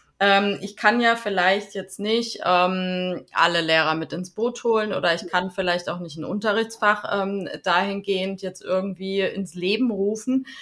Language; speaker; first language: German; native; German